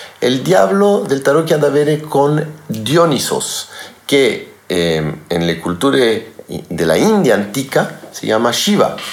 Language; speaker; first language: Italian; non-native, learner; Spanish